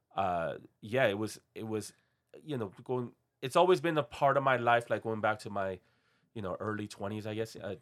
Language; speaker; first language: English; non-native, fluent; Korean